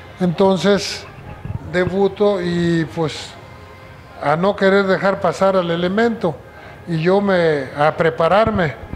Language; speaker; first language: Spanish; native; Spanish